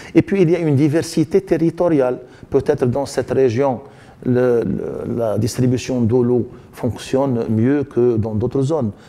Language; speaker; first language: French; non-native, local second language; Arabic